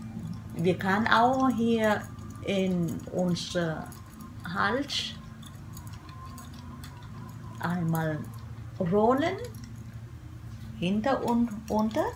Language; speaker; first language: German; non-native, learner; Vietnamese